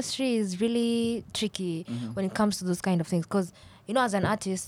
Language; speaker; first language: English; non-native, local second language; Swahili